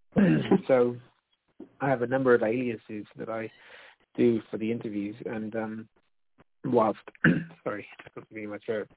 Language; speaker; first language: English; native; English